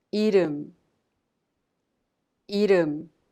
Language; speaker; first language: Korean; non-native, fluent; English